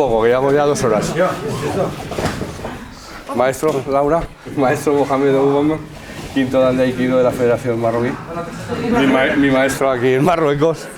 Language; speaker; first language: Spanish; native; Spanish